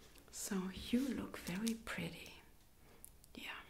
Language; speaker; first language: English; non-native, fluent; German